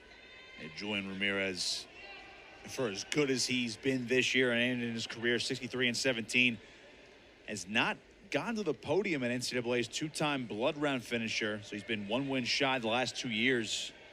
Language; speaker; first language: English; native; English